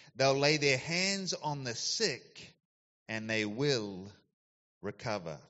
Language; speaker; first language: English; native; English